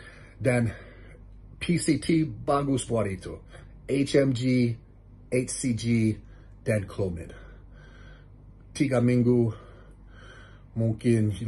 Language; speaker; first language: Indonesian; non-native, learner; English